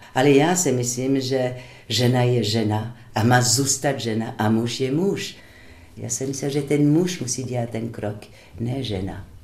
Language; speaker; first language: Czech; non-native, fluent; French